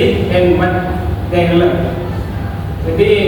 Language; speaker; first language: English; non-native, learner; Indonesian